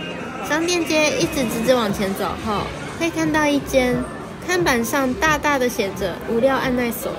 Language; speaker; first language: Chinese; native; Chinese